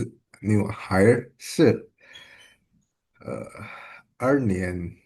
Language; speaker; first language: Chinese; non-native, learner; Indonesian